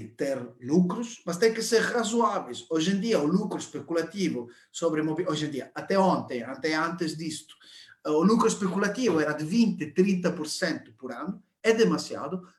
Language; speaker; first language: Portuguese; non-native, fluent; Italian